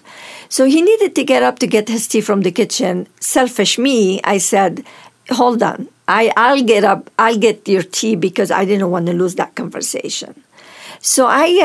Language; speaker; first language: English; non-native, fluent; Arabic